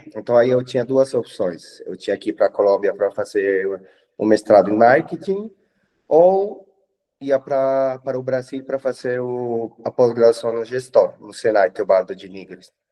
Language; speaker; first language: Portuguese; non-native, fluent; Spanish